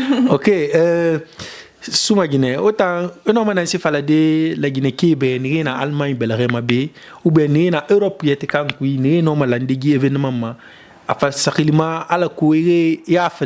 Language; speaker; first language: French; non-native, local second language; Fula